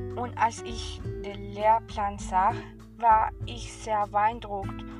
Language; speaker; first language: German; non-native, fluent; Spanish